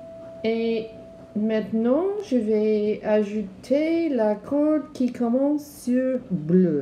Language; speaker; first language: French; non-native, learner; English